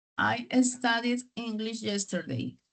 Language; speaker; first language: English; non-native, learner; Spanish